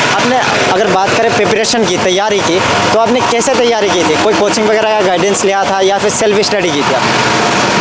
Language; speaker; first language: Hindi; native; Hindi